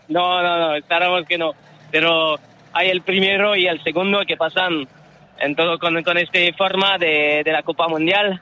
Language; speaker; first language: Spanish; non-native, learner; French